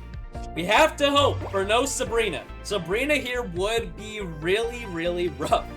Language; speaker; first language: English; native; English